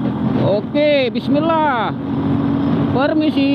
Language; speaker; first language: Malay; non-native, local second language; Javanese